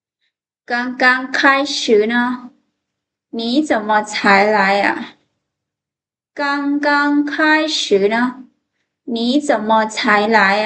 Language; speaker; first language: Chinese; non-native, fluent; Lao